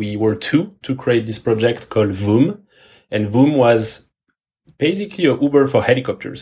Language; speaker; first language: English; non-native, fluent; French